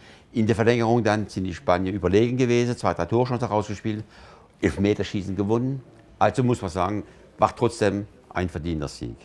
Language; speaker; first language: German; non-native, fluent; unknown